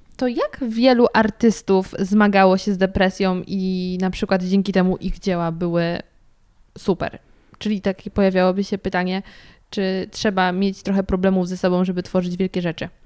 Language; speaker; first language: Polish; native; Polish